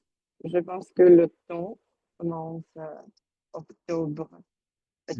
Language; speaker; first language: French; non-native, learner; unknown